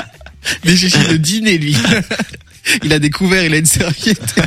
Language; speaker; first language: French; native; French